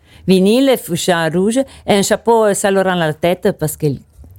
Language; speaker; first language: French; non-native, learner; Italian